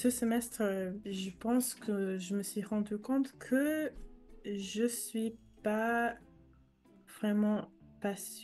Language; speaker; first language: French; non-native, fluent; English